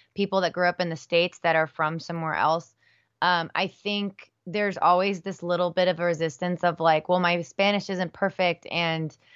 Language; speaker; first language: English; early bilingual, other home language; Spanish